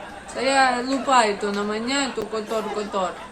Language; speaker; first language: Indonesian; non-native, learner; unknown